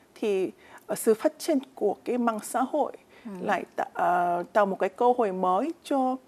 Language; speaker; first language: Vietnamese; non-native, fluent; Korean